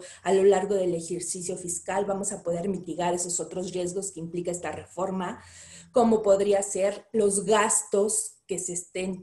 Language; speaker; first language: Spanish; native; Spanish